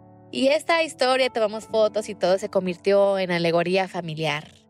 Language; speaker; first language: Spanish; early bilingual, heritage; Spanish